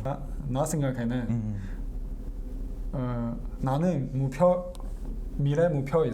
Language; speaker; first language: Korean; non-native, learner; Chinese